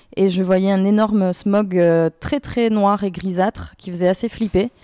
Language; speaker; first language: French; native; French